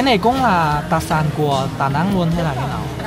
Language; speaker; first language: Vietnamese; non-native, learner; Chinese